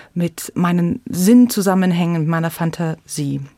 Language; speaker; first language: German; native; German